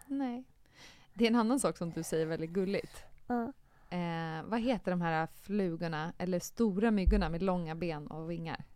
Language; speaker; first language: Swedish; native; Swedish